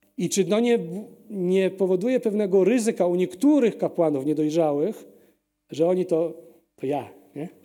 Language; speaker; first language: Polish; early bilingual, heritage; Polish